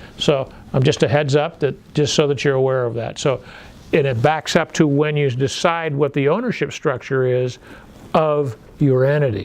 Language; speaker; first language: English; native; English